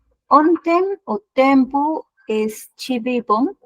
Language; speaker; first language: Portuguese; non-native, learner; Spanish